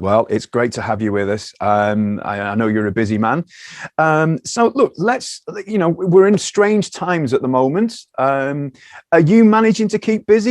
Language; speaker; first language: English; native; English